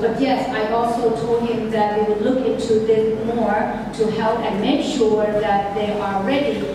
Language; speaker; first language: English; non-native, fluent; Thai